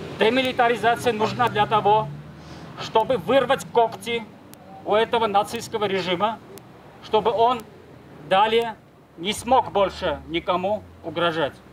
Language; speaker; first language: Russian; non-native, local second language; Armenian